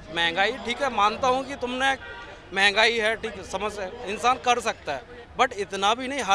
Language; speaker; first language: Hindi; native; Hindi